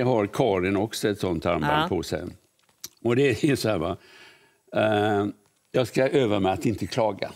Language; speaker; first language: Swedish; native; Swedish